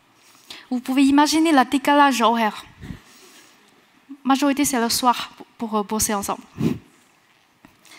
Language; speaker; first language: French; non-native, fluent; Chinese